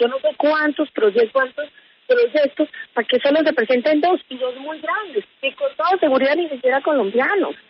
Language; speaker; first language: Spanish; native; Spanish